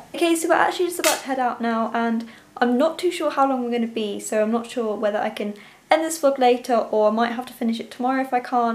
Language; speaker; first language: English; native; English